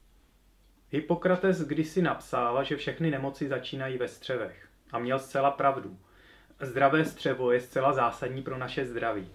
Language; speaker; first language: Czech; native; Czech